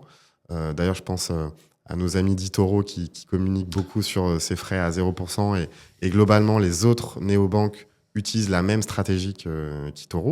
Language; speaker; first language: French; native; French